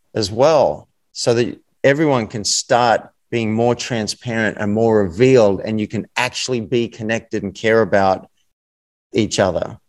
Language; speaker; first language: English; native; English